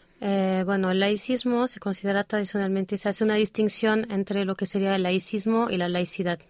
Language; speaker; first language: Spanish; non-native, fluent; French